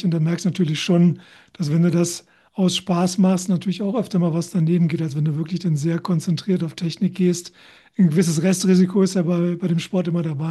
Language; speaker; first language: German; native; German